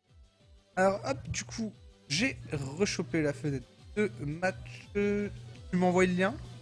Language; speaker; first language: French; native; French